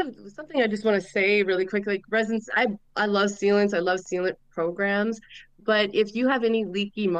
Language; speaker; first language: English; native; English